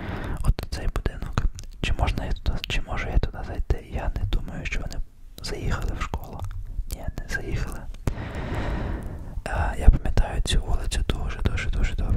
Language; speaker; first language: Ukrainian; early bilingual, heritage; Ukrainian